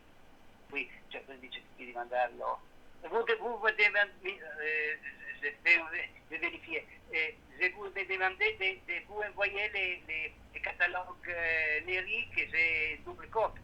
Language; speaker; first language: French; non-native, learner; Italian